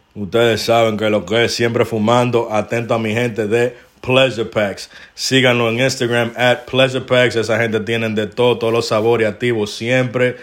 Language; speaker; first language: Spanish; early bilingual, heritage; Spanish